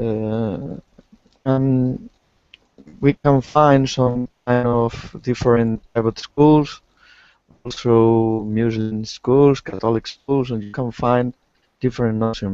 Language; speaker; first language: English; non-native, learner; Spanish